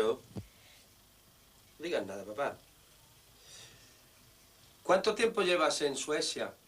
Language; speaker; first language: Spanish; native; Spanish